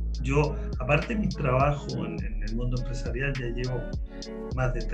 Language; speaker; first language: Spanish; native; Spanish